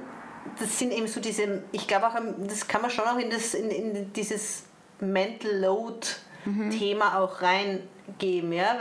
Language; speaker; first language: German; native; German